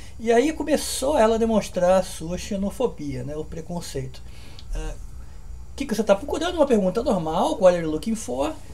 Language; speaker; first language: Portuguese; native; Portuguese